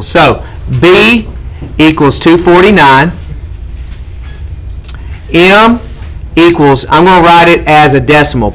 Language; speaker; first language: English; native; English